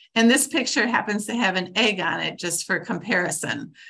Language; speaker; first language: English; native; English